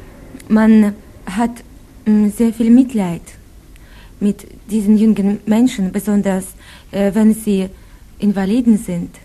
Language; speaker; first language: German; non-native, fluent; Russian